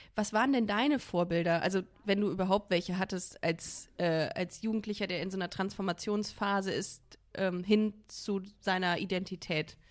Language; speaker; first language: German; native; German